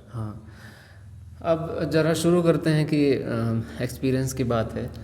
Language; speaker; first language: Hindi; native; Hindi